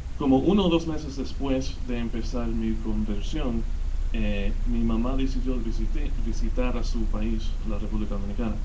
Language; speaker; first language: Spanish; early bilingual, heritage; Spanish